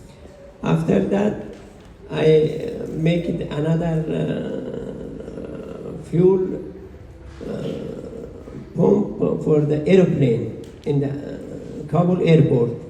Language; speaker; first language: English; non-native, learner; Persian